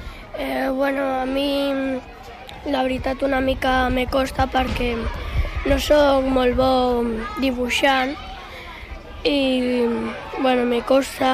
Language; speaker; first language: Catalan; non-native, local second language; Spanish